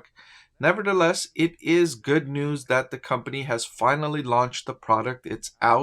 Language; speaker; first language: English; native; English